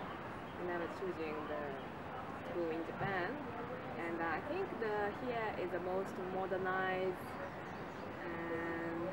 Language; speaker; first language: English; non-native, learner; Japanese